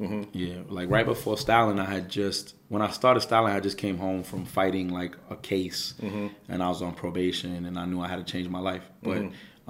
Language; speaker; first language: English; native; English